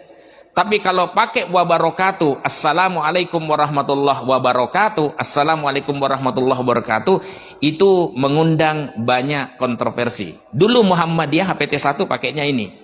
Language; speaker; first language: Indonesian; native; Indonesian